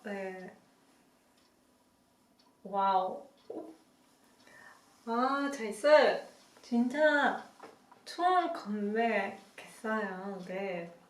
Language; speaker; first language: Korean; non-native, learner; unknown